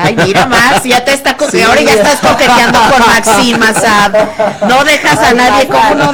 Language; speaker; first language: Spanish; native; Spanish